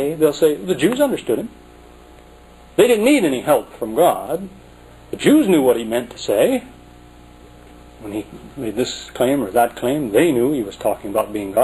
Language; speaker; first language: English; native; English